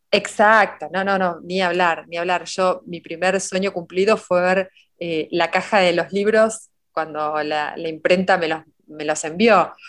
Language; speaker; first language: Spanish; native; Spanish